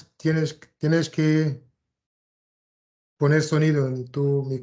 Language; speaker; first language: Spanish; non-native, fluent; Portuguese